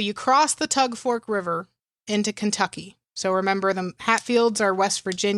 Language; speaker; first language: English; native; English